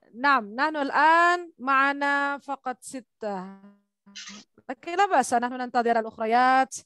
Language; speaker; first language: Arabic; non-native, fluent; Indonesian